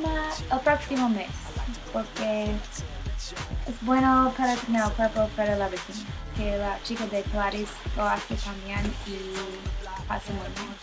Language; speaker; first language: Spanish; non-native, learner; English